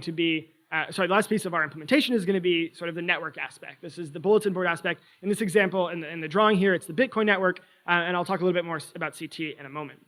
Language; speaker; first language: English; native; English